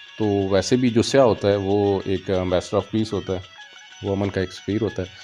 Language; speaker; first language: Urdu; non-native, local second language; Punjabi